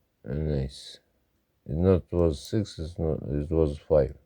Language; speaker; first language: English; non-native, learner; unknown